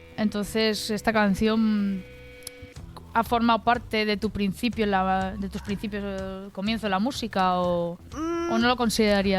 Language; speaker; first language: Spanish; native; Spanish